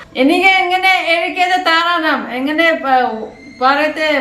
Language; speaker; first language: Malayalam; non-native, learner; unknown